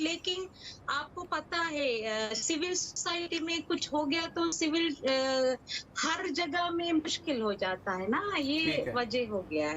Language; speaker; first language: Hindi; non-native, learner; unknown